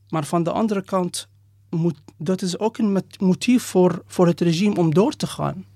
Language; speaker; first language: Dutch; non-native, fluent; Persian